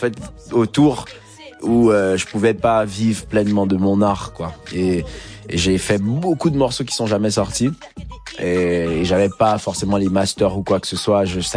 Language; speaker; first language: French; native; French